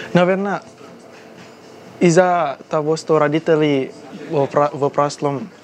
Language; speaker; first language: Russian; non-native, learner; Indonesian